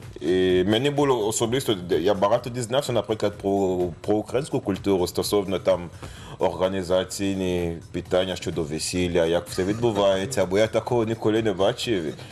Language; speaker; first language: Ukrainian; non-native, fluent; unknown